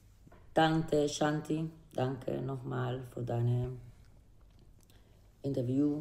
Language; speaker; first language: German; non-native, learner; Spanish